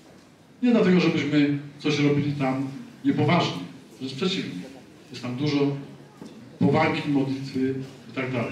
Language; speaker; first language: Polish; native; Polish